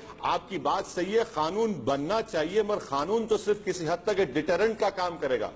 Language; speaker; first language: Urdu; native; Urdu